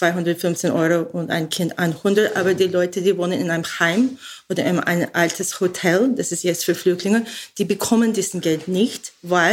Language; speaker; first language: German; non-native, learner; English